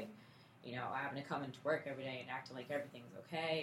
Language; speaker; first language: English; native; English